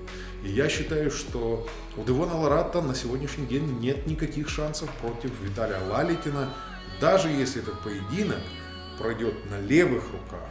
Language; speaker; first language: Russian; native; Russian